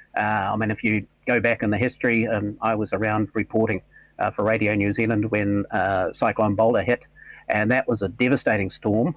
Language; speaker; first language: English; native; English